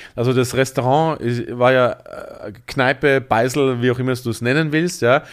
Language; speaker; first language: German; native; German